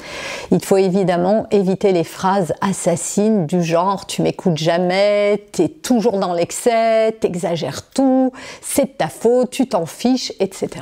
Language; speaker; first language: French; native; French